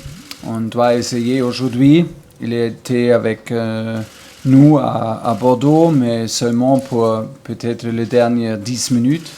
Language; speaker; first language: French; non-native, learner; German